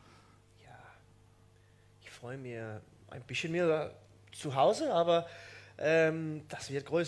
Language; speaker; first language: German; non-native, learner; Danish